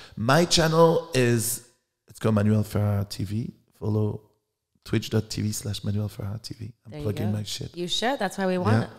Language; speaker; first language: English; non-native, fluent; French